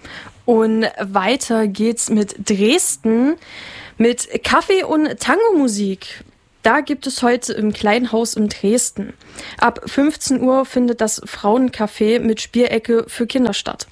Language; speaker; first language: German; native; German